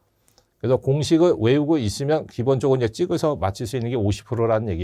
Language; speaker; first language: Korean; native; Korean